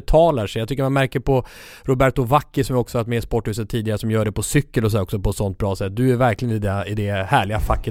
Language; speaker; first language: Swedish; native; Swedish